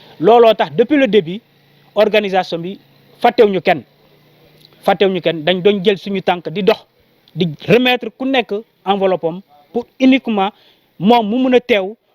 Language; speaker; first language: Wolof; non-native, local second language; Jola-Fonyi